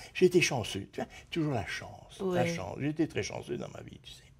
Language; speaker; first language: French; native; French